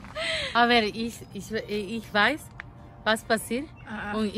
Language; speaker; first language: German; non-native, learner; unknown